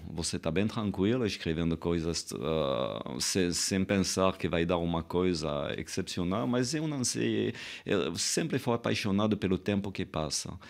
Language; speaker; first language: Portuguese; non-native, fluent; French